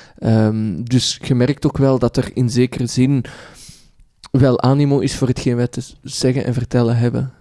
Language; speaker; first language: Dutch; early bilingual, other home language; Arabic